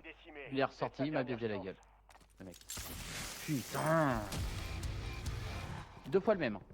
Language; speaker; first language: French; native; French